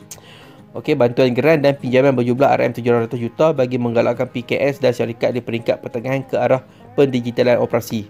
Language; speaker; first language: Malay; native; Malay